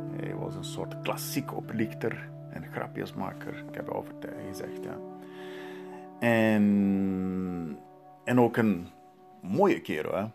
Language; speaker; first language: Dutch; non-native, learner; Portuguese